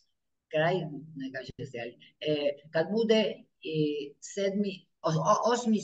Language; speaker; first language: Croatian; early bilingual, heritage; Croatian